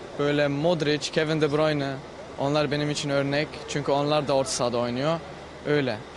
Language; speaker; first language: Turkish; early bilingual, heritage; Turkish